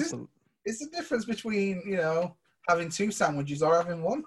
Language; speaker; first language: English; native; English